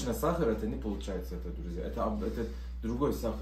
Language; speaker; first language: Russian; non-native, learner; Turkish